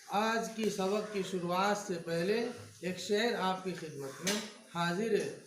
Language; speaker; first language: Hindi; native; Hindi